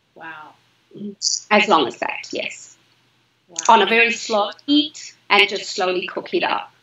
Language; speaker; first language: English; native; English